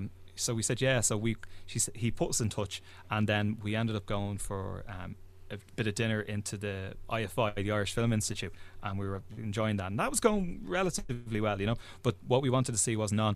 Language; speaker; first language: English; native; English